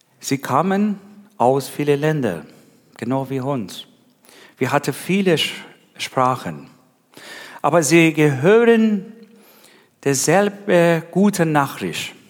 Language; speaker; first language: German; non-native, learner; Persian